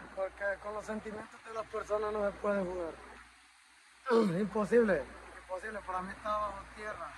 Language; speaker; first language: Spanish; native; Spanish